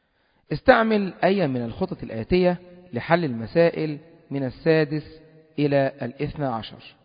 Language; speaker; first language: Arabic; native; Arabic